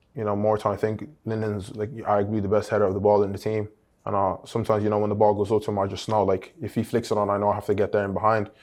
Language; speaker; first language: English; native; English